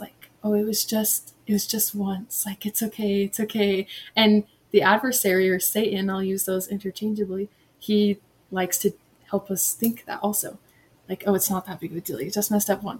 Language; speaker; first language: English; native; English